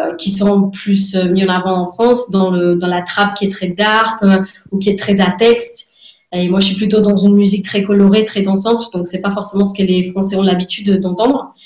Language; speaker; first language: French; non-native, fluent; English